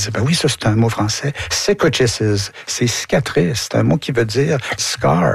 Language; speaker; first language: French; native; French